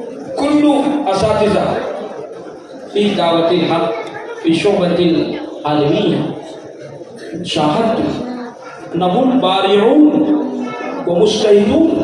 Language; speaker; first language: Arabic; non-native, fluent; Urdu